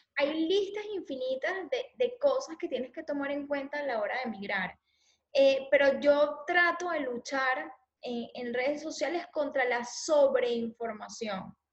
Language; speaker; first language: Spanish; native; Spanish